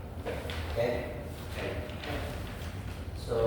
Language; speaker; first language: English; non-native, learner; Indonesian